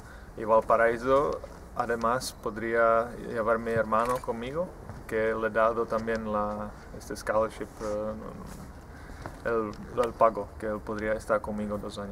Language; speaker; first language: Spanish; non-native, fluent; Czech